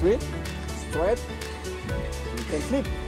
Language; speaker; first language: English; non-native, learner; Indonesian